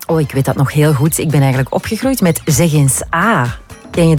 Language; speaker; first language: Dutch; native; Dutch